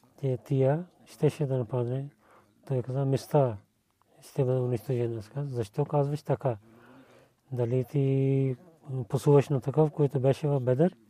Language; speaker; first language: Bulgarian; non-native, learner; Urdu